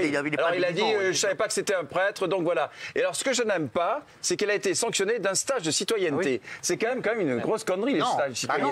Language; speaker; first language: French; native; French